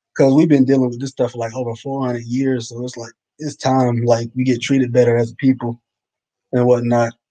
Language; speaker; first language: English; native; English